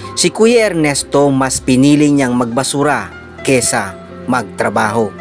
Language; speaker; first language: Filipino; native; Filipino